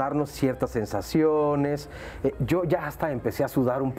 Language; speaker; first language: Spanish; native; Spanish